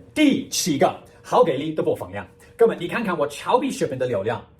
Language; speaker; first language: Chinese; non-native, fluent; English